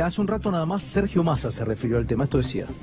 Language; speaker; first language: Spanish; native; Spanish